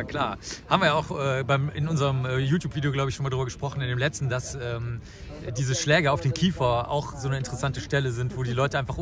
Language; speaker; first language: German; native; German